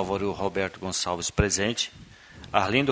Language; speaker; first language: Portuguese; native; Portuguese